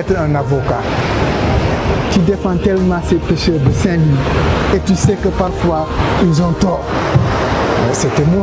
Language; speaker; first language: French; non-native, local second language; Wolof